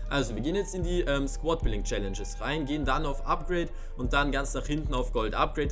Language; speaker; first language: German; native; German